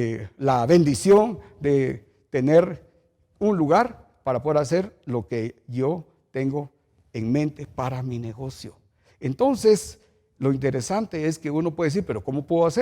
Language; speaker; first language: Spanish; native; Spanish